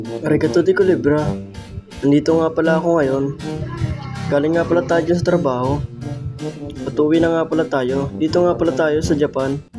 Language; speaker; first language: Filipino; native; Filipino